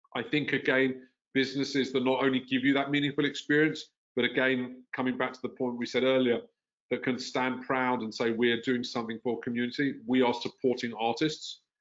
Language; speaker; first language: English; native; English